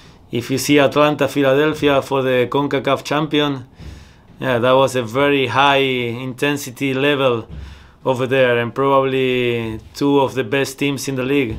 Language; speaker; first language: English; non-native, fluent; Spanish